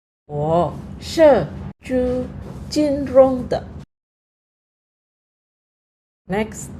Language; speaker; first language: Chinese; non-native, fluent; Indonesian